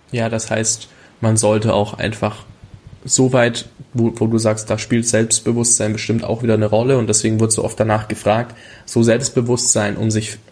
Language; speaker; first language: German; native; German